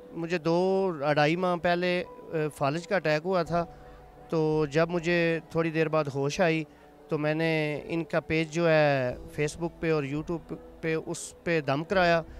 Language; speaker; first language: Urdu; non-native, local second language; Punjabi